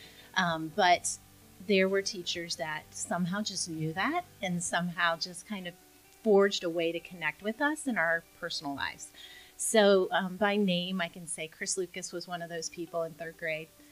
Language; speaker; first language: English; native; English